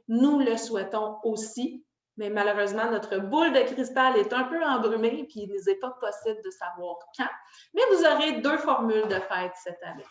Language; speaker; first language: French; native; French